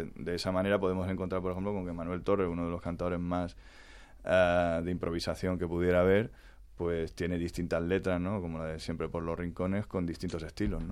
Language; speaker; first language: Spanish; native; Spanish